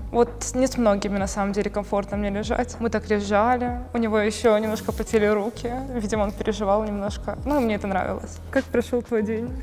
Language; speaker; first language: Russian; native; Russian